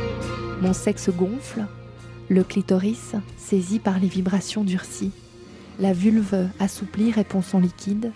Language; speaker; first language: French; native; French